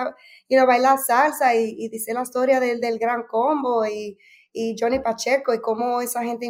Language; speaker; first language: Spanish; early bilingual, heritage; Spanish